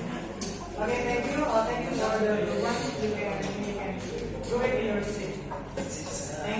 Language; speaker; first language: English; non-native, local second language; Indonesian